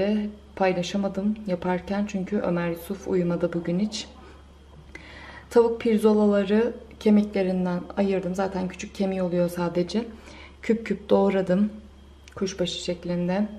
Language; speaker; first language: Turkish; native; Turkish